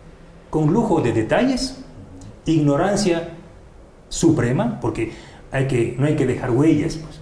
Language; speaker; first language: Spanish; native; Spanish